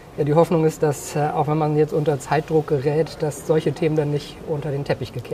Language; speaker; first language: German; native; German